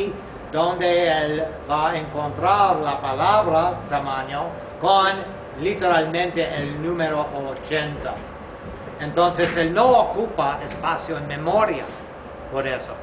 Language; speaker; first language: Spanish; non-native, fluent; English